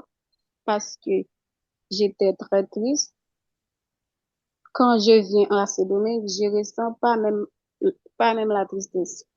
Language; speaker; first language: French; non-native, local second language; Haitian Creole